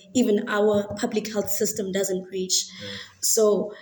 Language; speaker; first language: English; non-native, local second language; Xhosa